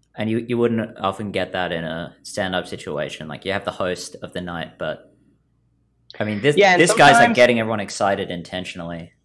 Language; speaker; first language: English; native; English